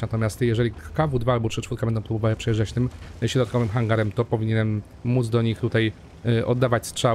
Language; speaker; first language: Polish; native; Polish